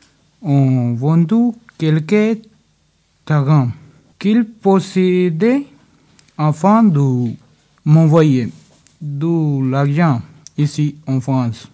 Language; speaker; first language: French; non-native, learner; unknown